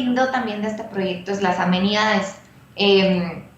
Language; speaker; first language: Spanish; native; Spanish